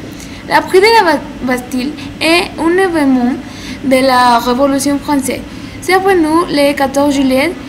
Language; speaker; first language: French; non-native, learner; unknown